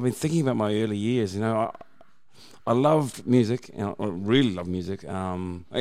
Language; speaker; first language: English; native; English